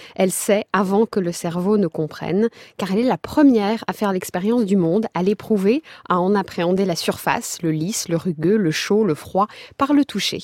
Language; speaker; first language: French; native; French